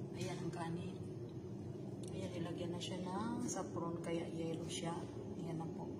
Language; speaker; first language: Filipino; non-native, local second language; Cebuano